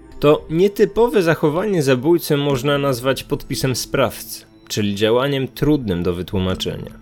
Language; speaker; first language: Polish; native; Polish